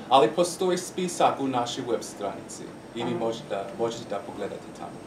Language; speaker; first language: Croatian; non-native, learner; English